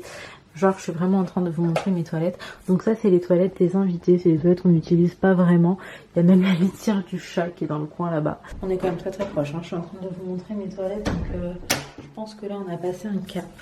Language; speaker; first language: French; native; French